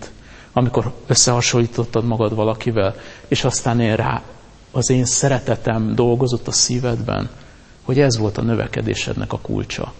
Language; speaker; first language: Hungarian; native; Hungarian